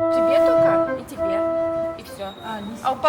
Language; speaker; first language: Russian; native; Russian